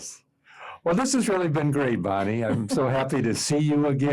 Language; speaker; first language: English; native; English